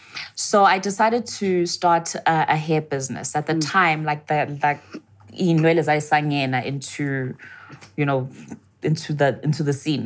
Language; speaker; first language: English; non-native, local second language; Zulu